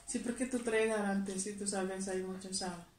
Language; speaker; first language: Spanish; non-native, learner; Indonesian